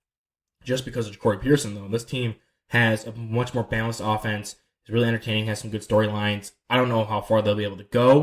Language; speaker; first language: English; native; English